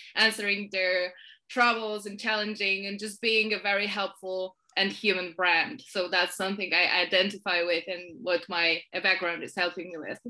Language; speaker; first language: English; non-native, fluent; Polish